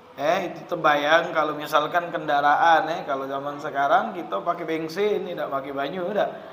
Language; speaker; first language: Malay; native; Malay